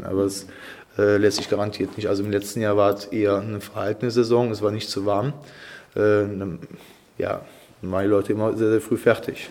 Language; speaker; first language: German; native; German